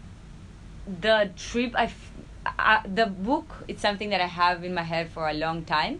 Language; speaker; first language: English; non-native, fluent; Spanish